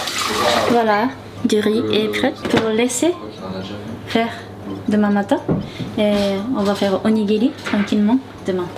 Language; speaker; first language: French; non-native, learner; Japanese